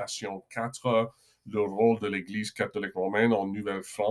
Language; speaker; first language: French; non-native, local second language; English